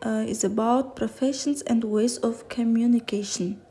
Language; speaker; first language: English; non-native, fluent; Kazakh